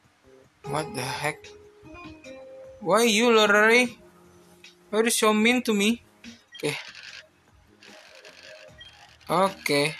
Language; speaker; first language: English; non-native, learner; Indonesian